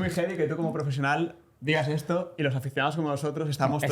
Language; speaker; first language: Spanish; native; Spanish